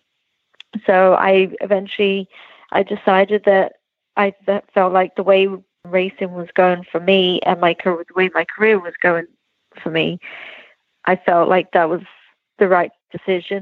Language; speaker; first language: English; native; English